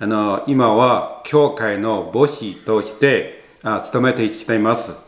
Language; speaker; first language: Japanese; non-native, learner; Chinese